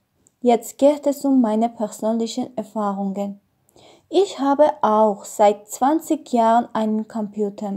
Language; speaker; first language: German; non-native, learner; Armenian